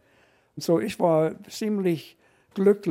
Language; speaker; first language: German; non-native, fluent; English